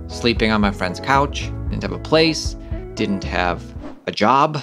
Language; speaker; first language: English; native; English